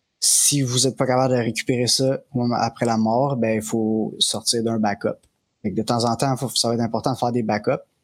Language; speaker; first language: French; native; French